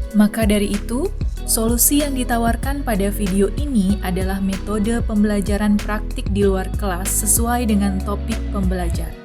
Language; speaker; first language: Indonesian; native; Indonesian